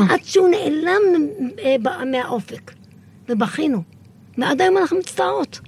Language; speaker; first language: Hebrew; early bilingual, other home language; Arabic